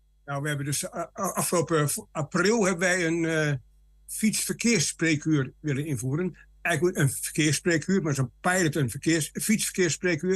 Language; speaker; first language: Dutch; native; Dutch